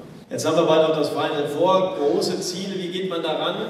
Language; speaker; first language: German; native; German